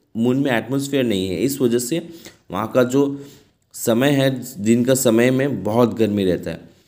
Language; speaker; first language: Hindi; non-native, local second language; Bangla